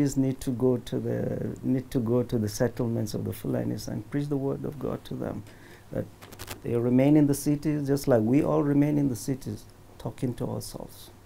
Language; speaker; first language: English; non-native, local second language; Hausa